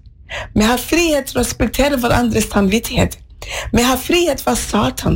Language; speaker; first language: Norwegian; non-native, fluent; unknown